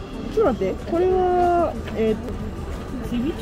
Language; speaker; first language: Japanese; native; Japanese